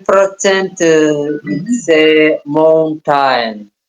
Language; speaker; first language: English; non-native, learner; Tajik